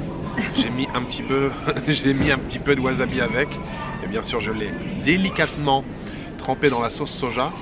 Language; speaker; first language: French; native; French